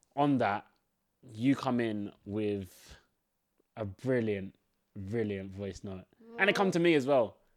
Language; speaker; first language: English; early bilingual, other home language; Yoruba